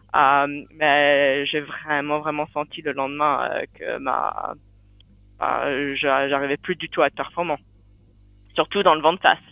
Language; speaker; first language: French; native; French